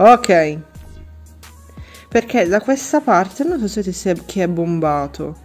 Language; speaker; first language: Italian; native; Italian